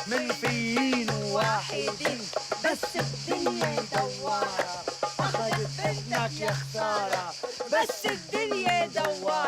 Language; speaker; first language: Arabic; native; Arabic